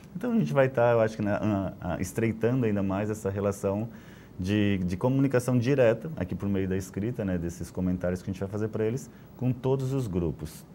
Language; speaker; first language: Portuguese; native; Portuguese